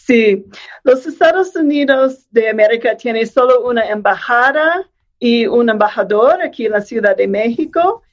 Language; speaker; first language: Spanish; non-native, fluent; English